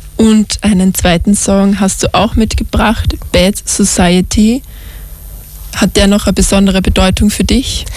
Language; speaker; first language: German; native; German